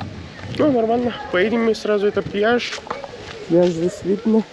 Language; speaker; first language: Russian; non-native, local second language; Kyrgyz